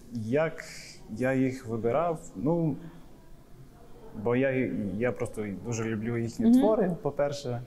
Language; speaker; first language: Ukrainian; non-native, fluent; English